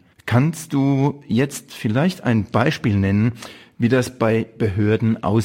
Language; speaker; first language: German; native; German